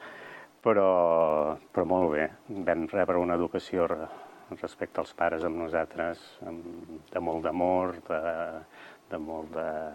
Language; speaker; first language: Catalan; native; Catalan